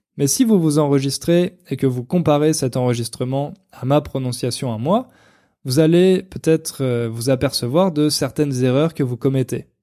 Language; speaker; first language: French; native; French